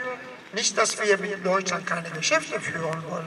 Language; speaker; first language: German; non-native, fluent; Persian